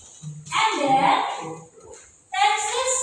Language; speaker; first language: English; non-native, learner; Indonesian